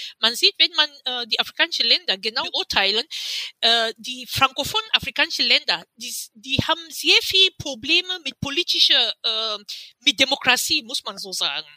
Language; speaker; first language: German; non-native, fluent; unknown